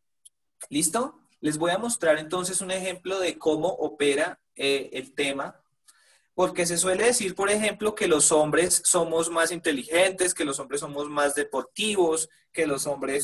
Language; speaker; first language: Spanish; native; Spanish